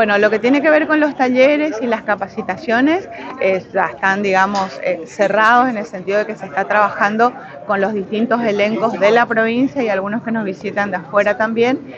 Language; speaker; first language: Spanish; native; Spanish